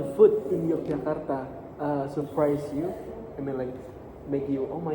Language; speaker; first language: English; non-native, learner; Indonesian